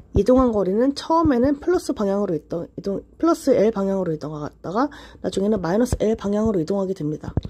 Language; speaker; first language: Korean; native; Korean